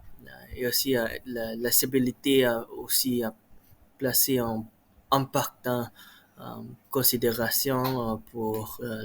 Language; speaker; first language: French; non-native, learner; Malay